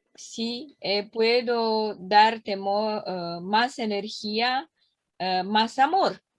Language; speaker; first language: Spanish; non-native, learner; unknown